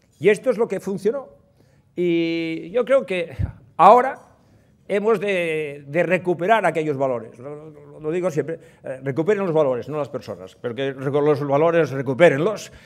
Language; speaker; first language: Spanish; non-native, local second language; Catalan